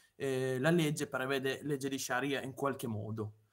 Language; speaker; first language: Italian; non-native, fluent; Persian